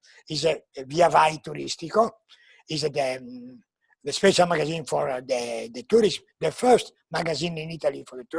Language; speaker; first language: English; non-native, learner; Italian